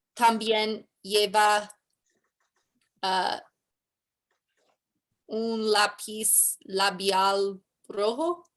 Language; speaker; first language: Spanish; non-native, learner; English